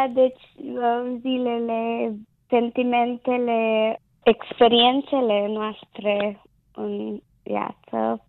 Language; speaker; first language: Romanian; non-native, local second language; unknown